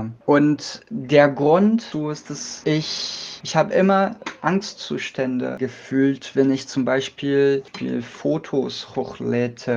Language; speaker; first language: German; non-native, learner; Portuguese